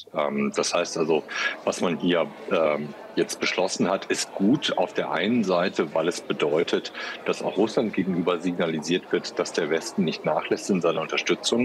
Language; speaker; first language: German; native; German